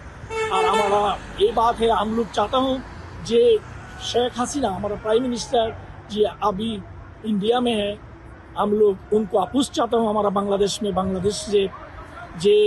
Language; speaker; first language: Hindi; non-native, learner; Bangla